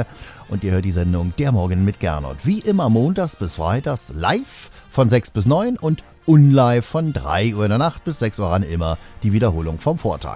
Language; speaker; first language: German; native; German